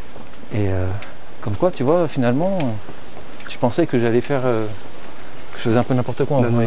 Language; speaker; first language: French; native; French